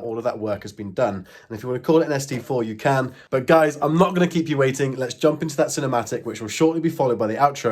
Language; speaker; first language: English; native; English